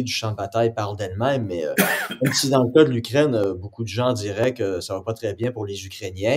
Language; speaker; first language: French; native; French